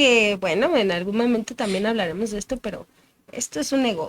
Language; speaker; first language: Spanish; native; Spanish